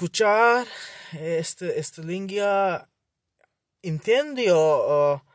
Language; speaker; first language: Spanish; non-native, learner; Bangla